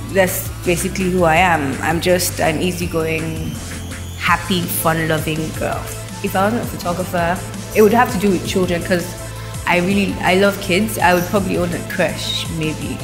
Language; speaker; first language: English; non-native, local second language; Yoruba